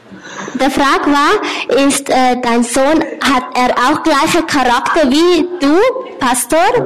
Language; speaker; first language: German; non-native, learner; Thai